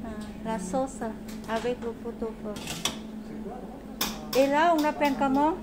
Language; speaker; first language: French; non-native, learner; Vietnamese